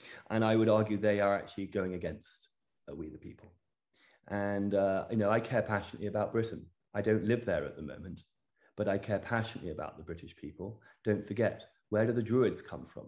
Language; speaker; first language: English; native; English